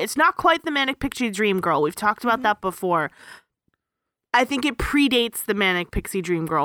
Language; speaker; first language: English; native; English